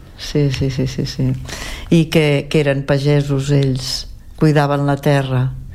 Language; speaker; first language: Catalan; native; Catalan